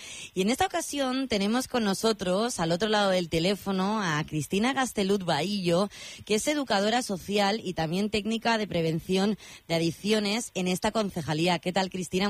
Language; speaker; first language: Spanish; native; Spanish